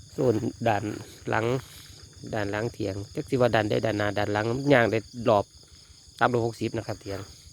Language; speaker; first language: Thai; native; Thai